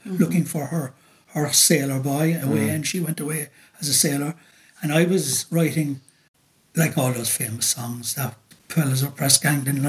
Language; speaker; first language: English; native; English